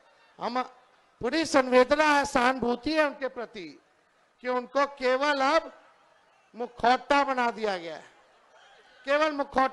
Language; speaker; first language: Hindi; native; Hindi